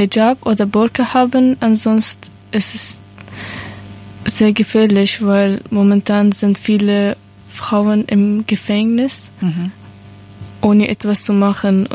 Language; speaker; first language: German; non-native, learner; Persian